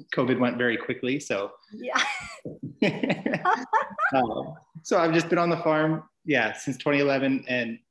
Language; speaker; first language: English; native; English